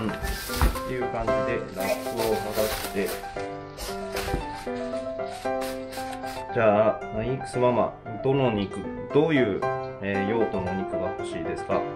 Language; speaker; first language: Japanese; native; Japanese